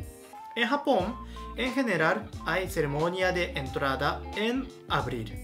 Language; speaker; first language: Spanish; non-native, fluent; Japanese